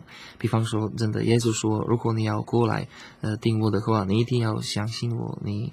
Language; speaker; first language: Chinese; non-native, fluent; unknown